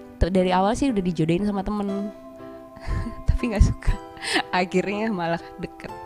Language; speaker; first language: Indonesian; native; Indonesian